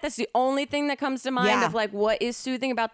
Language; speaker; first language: English; native; English